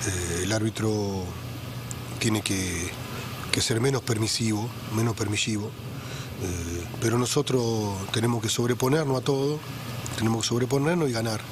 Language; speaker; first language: Portuguese; non-native, learner; Spanish